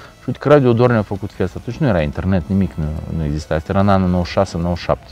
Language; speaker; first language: Romanian; non-native, local second language; Russian